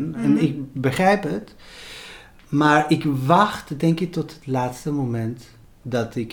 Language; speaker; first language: Dutch; non-native, fluent; Spanish